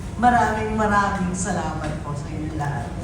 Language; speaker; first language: Filipino; native; Filipino